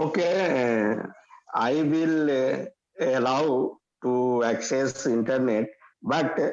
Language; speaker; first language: English; non-native, learner; Hindi